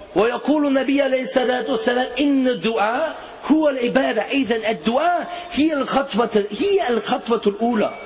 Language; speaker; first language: Arabic; non-native, fluent; German